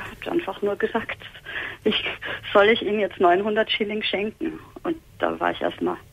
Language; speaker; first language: German; native; German